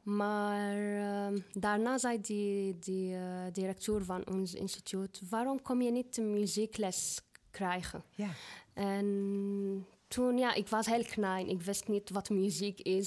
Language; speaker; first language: Dutch; non-native, fluent; Arabic